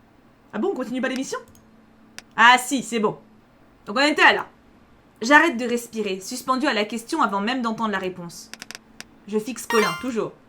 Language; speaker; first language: French; native; French